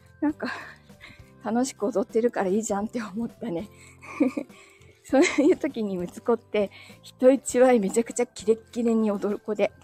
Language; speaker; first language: Japanese; native; Japanese